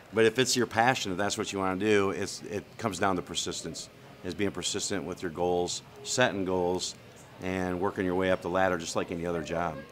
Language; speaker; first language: English; native; English